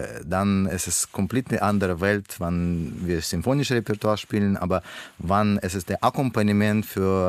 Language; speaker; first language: German; non-native, learner; Russian